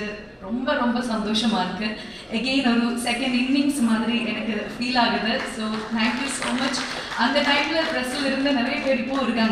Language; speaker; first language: Tamil; non-native, local second language; Malayalam